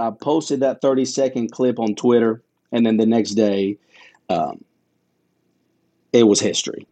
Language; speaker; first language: English; early bilingual, other home language; Spanish